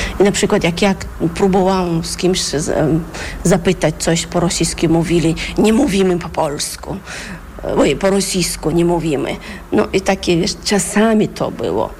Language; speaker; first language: Polish; non-native, fluent; Chechen